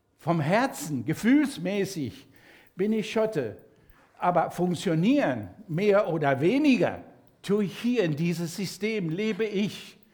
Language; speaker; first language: German; non-native, fluent; Spanish